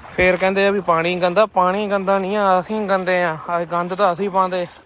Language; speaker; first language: Punjabi; native; Punjabi